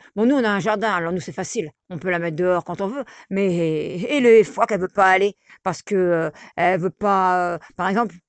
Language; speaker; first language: French; native; French